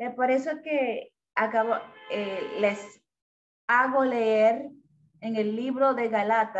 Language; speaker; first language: Spanish; non-native, fluent; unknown